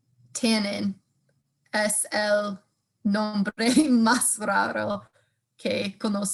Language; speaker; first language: Spanish; non-native, learner; English